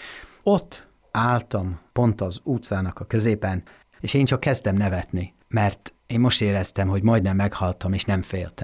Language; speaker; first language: Hungarian; non-native, fluent; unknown